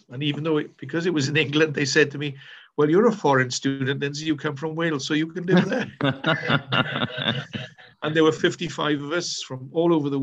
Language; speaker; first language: English; native; English